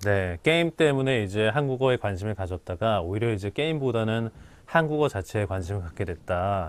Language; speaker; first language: Korean; native; Korean